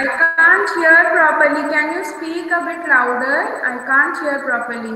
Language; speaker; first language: English; non-native, local second language; Hindi